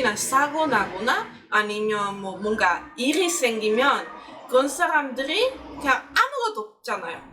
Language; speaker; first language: Korean; non-native, fluent; Dutch